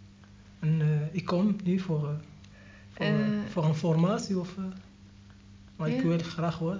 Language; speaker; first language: Dutch; non-native, learner; Arabic